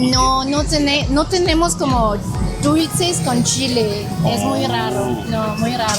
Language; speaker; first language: Spanish; non-native, learner; Chinese